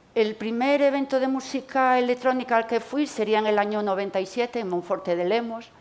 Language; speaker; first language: Spanish; native; Spanish